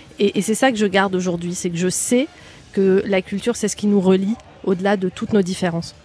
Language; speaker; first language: French; early bilingual, other home language; Arabic